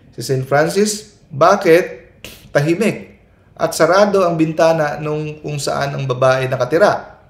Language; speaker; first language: Filipino; non-native, local second language; Cebuano